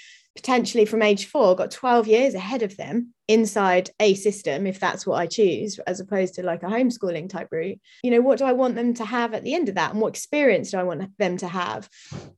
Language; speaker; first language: English; native; English